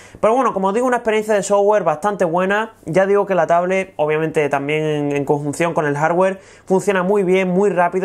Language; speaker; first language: Spanish; native; Spanish